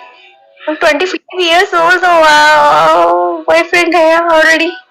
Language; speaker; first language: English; non-native, learner; Hindi